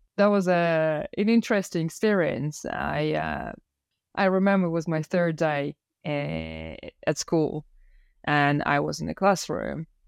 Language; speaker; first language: English; non-native, fluent; Russian